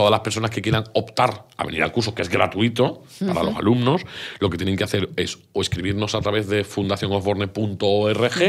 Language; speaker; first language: Spanish; native; Spanish